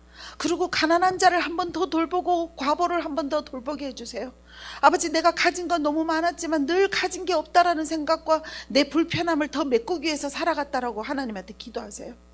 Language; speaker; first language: Korean; native; Korean